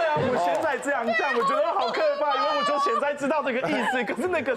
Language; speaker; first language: Chinese; non-native, fluent; French